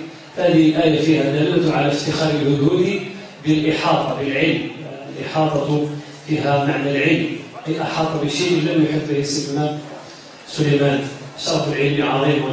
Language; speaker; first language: Arabic; native; Arabic